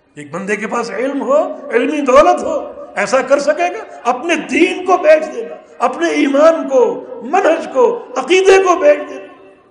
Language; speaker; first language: Urdu; native; Urdu